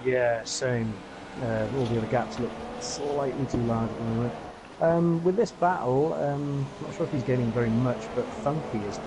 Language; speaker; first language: English; native; English